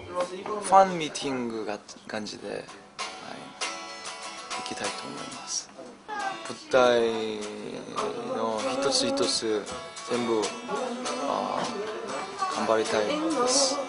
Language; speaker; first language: Japanese; non-native, learner; Korean